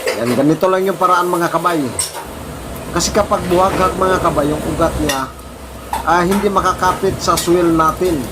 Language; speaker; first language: Filipino; non-native, local second language; Cebuano